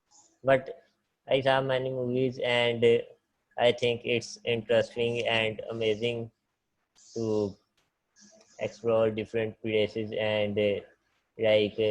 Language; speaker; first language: English; non-native, learner; Punjabi